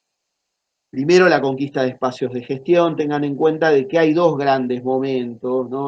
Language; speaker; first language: Spanish; native; Spanish